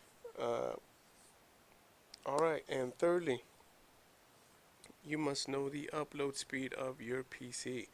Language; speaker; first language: English; native; English